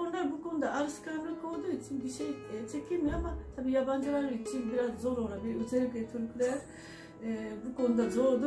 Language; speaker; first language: Turkish; non-native, fluent; Japanese